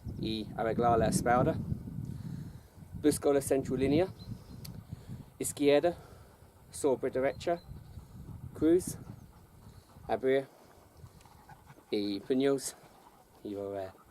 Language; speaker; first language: Spanish; non-native, learner; English